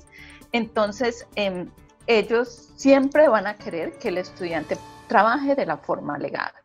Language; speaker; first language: Spanish; native; Spanish